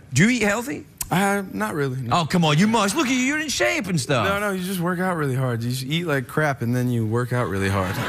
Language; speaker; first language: English; native; English